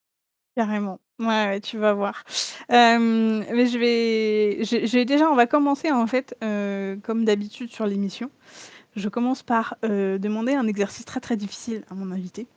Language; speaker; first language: French; native; French